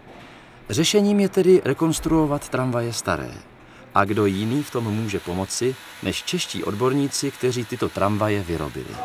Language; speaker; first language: Czech; native; Czech